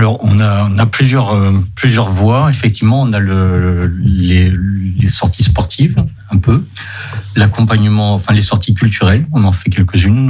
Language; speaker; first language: French; native; French